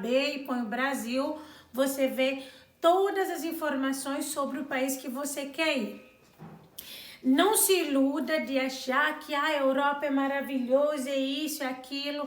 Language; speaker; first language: Portuguese; non-native, local second language; Kabuverdianu